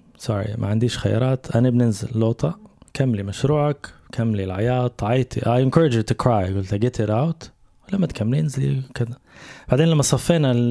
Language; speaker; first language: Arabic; native; Arabic